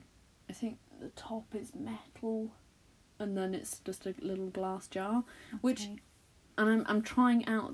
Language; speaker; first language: English; native; English